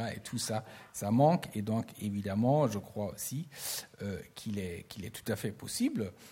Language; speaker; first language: French; non-native, fluent; German